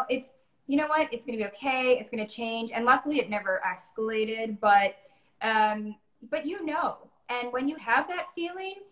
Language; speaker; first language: English; native; English